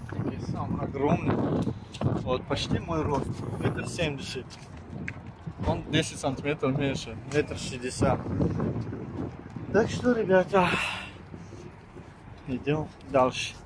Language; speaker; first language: Russian; non-native, learner; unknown